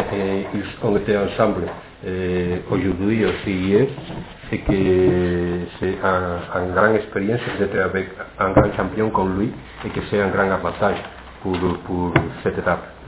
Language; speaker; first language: French; non-native, fluent; Spanish